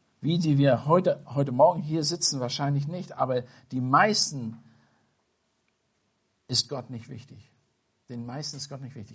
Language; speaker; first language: German; non-native, fluent; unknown